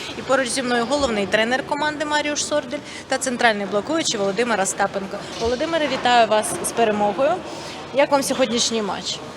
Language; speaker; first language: Ukrainian; native; Ukrainian